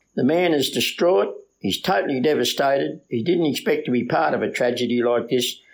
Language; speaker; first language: English; native; English